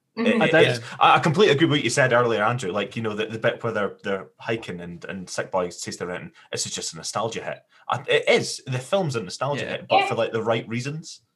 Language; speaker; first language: English; native; English